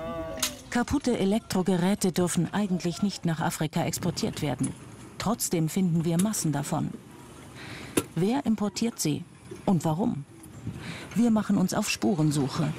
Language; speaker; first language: German; native; German